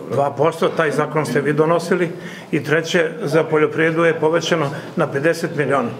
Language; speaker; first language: Serbian; native; Serbian